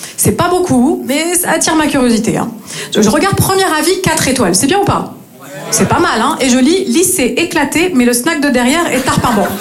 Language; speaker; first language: French; native; French